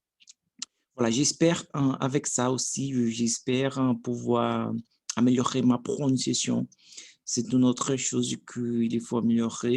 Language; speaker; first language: French; non-native, learner; Portuguese